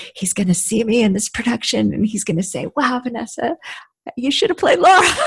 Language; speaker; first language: English; native; English